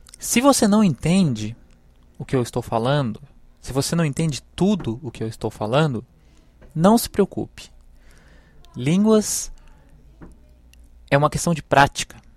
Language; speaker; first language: Portuguese; native; Portuguese